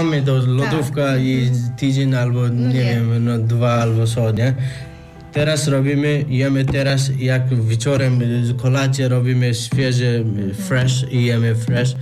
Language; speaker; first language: Polish; non-native, learner; Nepali